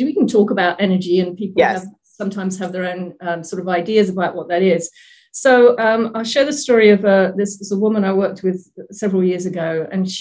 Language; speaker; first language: English; native; English